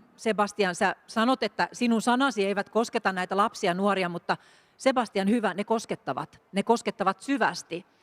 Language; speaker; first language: Finnish; native; Finnish